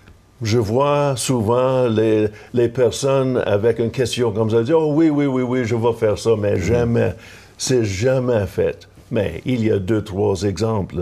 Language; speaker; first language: French; non-native, local second language; English